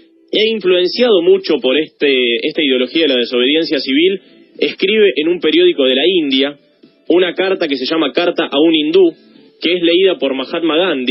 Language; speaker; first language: Spanish; native; Spanish